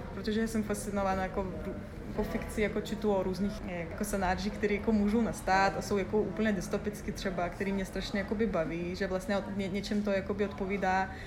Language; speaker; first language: Czech; non-native, fluent; Lithuanian